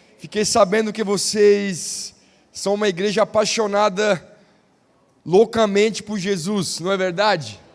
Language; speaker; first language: Portuguese; non-native, fluent; Italian